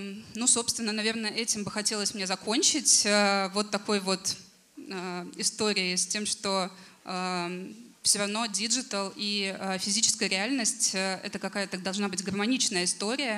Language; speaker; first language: Russian; native; Russian